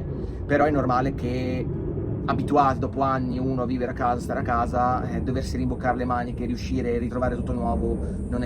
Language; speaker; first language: Italian; native; Italian